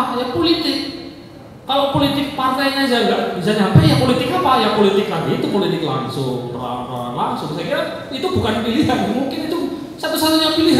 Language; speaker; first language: Indonesian; native; Indonesian